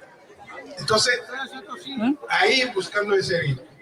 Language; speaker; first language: Spanish; non-native, learner; Haitian Creole